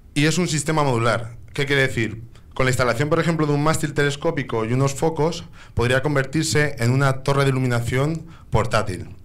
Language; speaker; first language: Spanish; native; Spanish